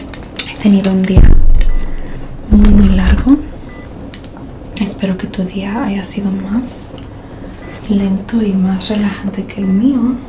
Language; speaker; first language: Spanish; early bilingual, heritage; Spanish